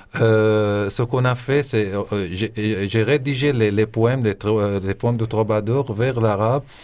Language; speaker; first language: French; non-native, fluent; Arabic